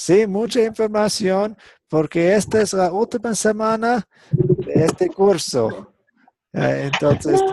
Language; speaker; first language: Spanish; non-native, fluent; English